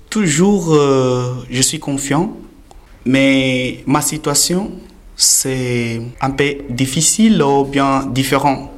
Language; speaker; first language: French; non-native, learner; Portuguese